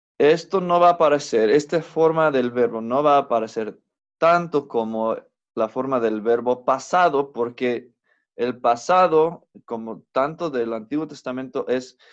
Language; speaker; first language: Spanish; non-native, fluent; English